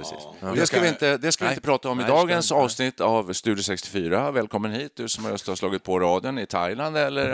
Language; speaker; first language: Swedish; native; Swedish